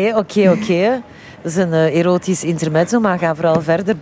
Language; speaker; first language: Dutch; native; Dutch